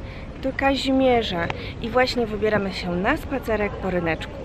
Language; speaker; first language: Polish; native; Polish